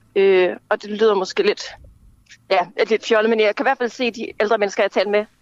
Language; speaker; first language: Danish; native; Danish